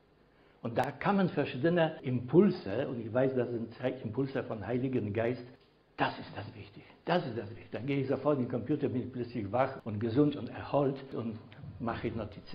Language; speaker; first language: German; non-native, fluent; Polish